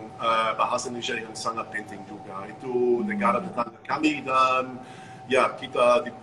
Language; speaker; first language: Indonesian; non-native, fluent; English